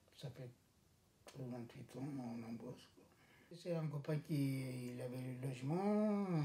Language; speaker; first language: French; non-native, learner; Tamil